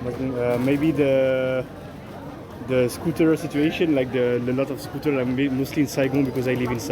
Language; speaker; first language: English; non-native, learner; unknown